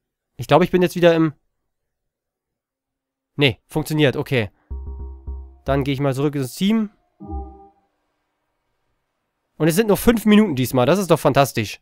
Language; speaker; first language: German; native; German